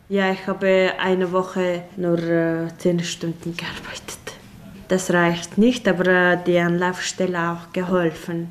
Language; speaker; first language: German; non-native, learner; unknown